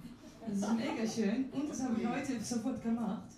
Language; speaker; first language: German; non-native, fluent; Dutch